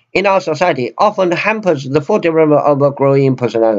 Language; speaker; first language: English; non-native, fluent; Chinese